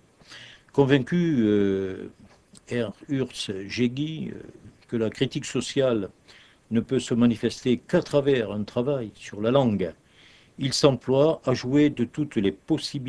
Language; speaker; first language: French; native; French